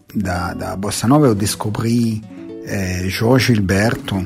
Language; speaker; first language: Portuguese; non-native, learner; Italian